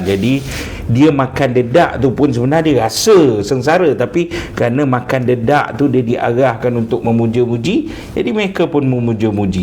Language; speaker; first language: Malay; native; Malay